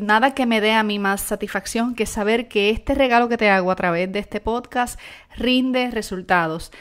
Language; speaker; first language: Spanish; native; Spanish